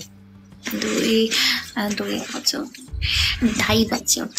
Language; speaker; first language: Nepali; non-native, learner; Hindi